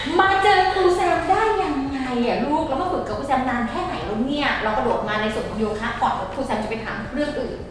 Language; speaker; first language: Thai; native; Thai